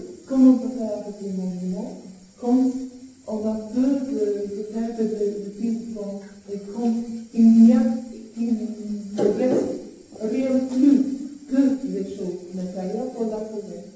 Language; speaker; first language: French; non-native, fluent; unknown